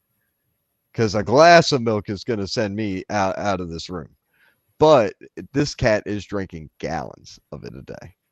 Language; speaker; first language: English; native; English